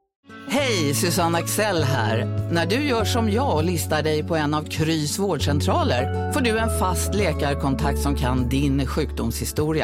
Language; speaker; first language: Swedish; native; Swedish